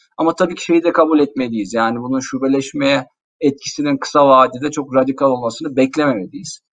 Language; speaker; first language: Turkish; native; Turkish